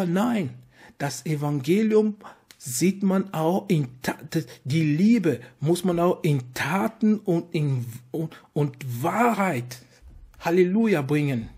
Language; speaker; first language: German; non-native, fluent; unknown